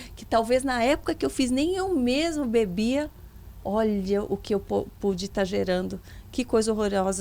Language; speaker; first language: Portuguese; native; Portuguese